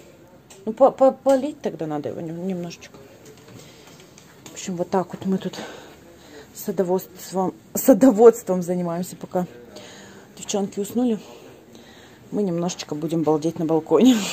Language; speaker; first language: Russian; native; Russian